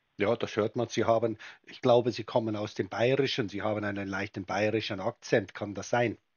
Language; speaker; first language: German; native; German